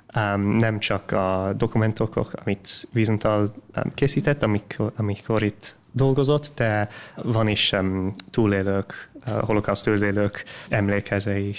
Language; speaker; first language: Hungarian; early bilingual, heritage; English